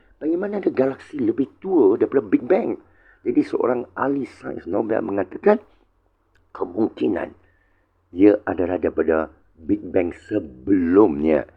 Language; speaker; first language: Malay; non-native, local second language; Chinese